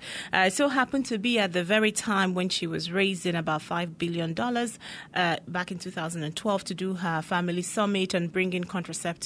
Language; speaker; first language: English; non-native, local second language; Igbo